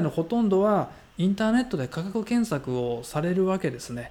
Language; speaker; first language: Japanese; native; Japanese